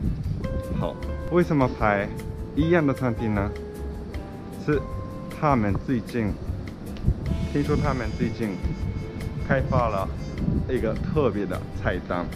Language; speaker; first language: Chinese; non-native, fluent; Japanese